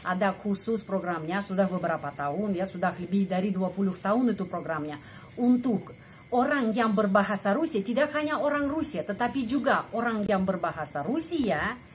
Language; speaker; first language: Indonesian; non-native, fluent; Russian